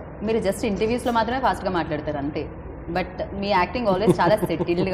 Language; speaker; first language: Telugu; native; Telugu